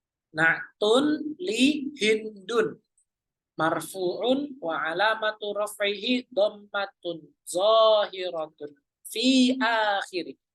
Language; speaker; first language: Arabic; non-native, fluent; Indonesian